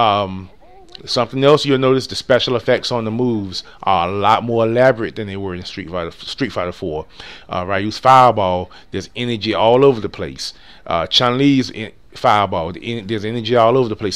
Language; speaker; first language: English; native; English